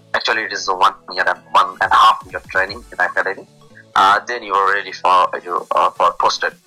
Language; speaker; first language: English; non-native, local second language; Bangla